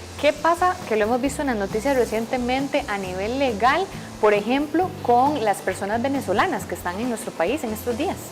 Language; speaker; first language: Spanish; native; Spanish